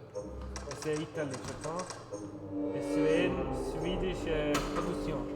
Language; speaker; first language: French; non-native, local second language; German